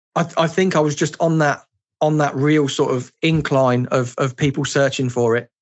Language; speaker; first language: English; native; English